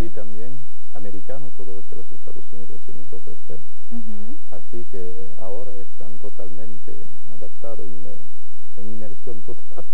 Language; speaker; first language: Spanish; non-native, fluent; French